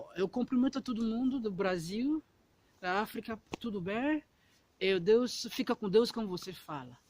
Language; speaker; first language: Portuguese; non-native, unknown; Lingala